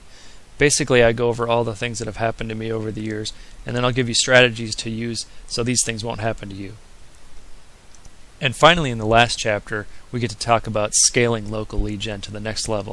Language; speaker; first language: English; native; English